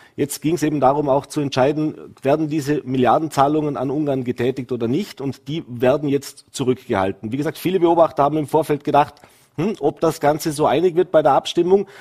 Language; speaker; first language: German; native; German